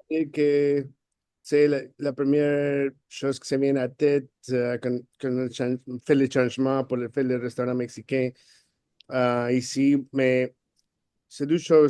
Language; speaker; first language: French; non-native, fluent; Spanish